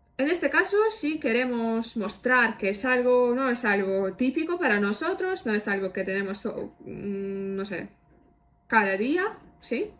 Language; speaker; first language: Spanish; non-native, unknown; Russian